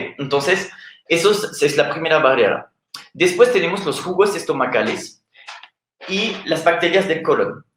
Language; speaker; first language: Spanish; non-native, fluent; French